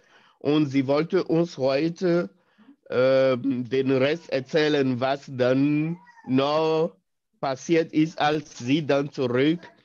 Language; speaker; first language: German; non-native, fluent; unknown